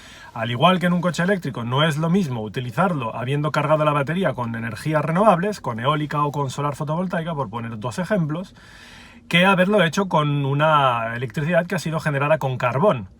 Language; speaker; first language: Spanish; native; Spanish